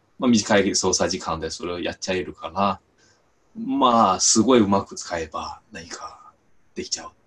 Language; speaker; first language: Japanese; non-native, fluent; Chinese